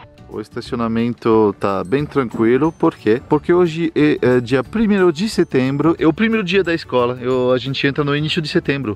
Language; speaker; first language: Portuguese; non-native, fluent; French